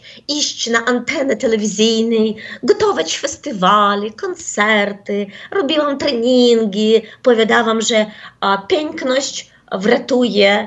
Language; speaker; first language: Polish; non-native, fluent; Ukrainian